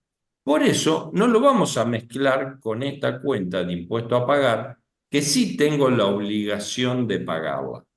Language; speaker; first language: Spanish; native; Spanish